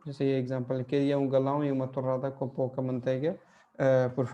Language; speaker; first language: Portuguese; non-native, fluent; Hindi